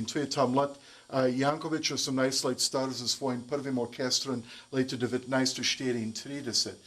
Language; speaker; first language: Slovenian; early bilingual, heritage; English